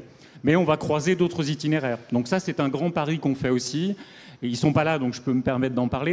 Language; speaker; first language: French; native; French